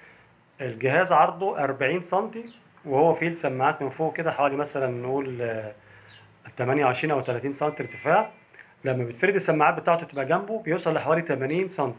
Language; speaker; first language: Arabic; native; Arabic